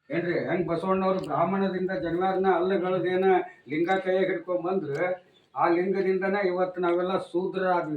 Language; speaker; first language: Kannada; native; Kannada